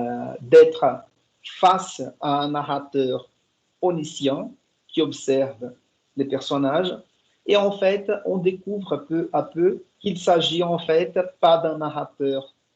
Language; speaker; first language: French; non-native, fluent; Portuguese